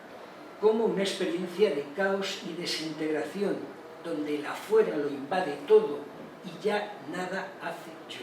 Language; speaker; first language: Spanish; native; Spanish